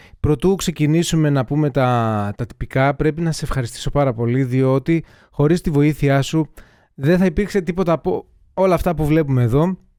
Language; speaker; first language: Greek; native; Greek